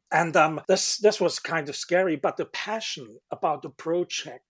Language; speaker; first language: English; non-native, fluent; German